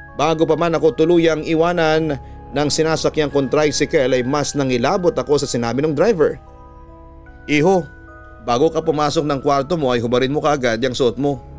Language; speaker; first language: Filipino; native; Filipino